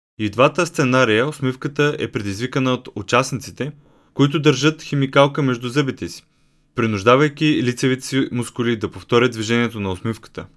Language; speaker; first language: Bulgarian; native; Bulgarian